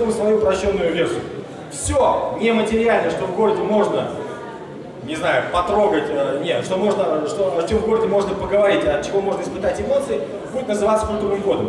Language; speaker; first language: Russian; native; Russian